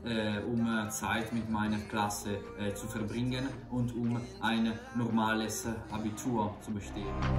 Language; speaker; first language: German; non-native, fluent; Italian